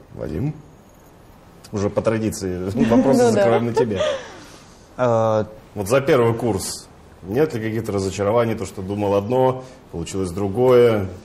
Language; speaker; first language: Russian; native; Russian